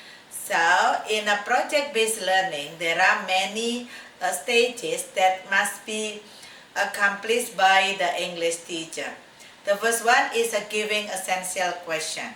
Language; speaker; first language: English; non-native, fluent; Indonesian